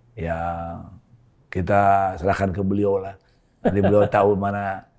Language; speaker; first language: Indonesian; native; Indonesian